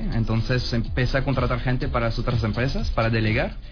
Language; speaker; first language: Spanish; non-native, fluent; French